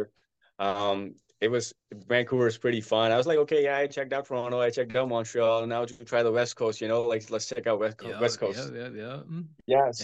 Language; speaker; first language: English; non-native, local second language; Hindi